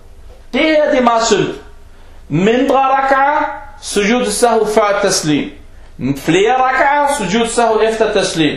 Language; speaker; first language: Danish; non-native, fluent; Arabic